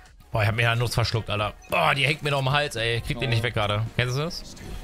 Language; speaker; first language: German; native; German